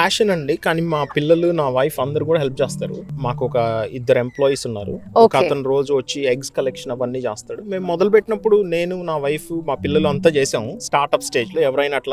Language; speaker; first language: Telugu; native; Telugu